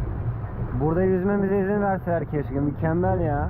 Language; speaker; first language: Turkish; native; Turkish